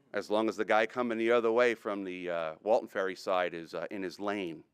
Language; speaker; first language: English; native; English